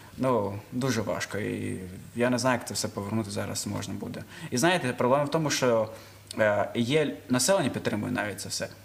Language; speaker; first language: Ukrainian; non-native, local second language; Russian